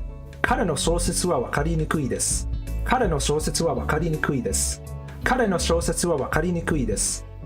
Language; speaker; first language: Japanese; non-native, learner; English